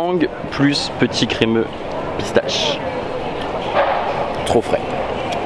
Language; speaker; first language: French; native; French